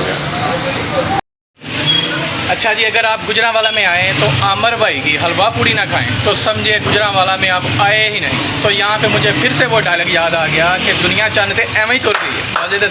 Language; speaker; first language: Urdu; non-native, local second language; Punjabi